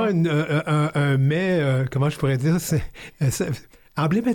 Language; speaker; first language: French; native; French